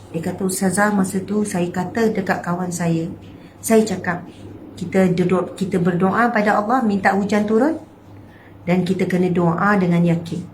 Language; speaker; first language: Malay; native; Malay